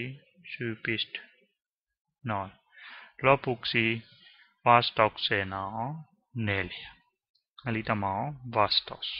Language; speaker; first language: Finnish; non-native, learner; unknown